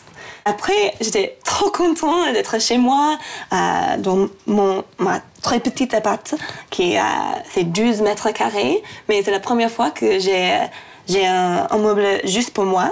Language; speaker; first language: French; non-native, learner; English